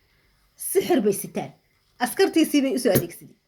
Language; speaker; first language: Somali; native; Somali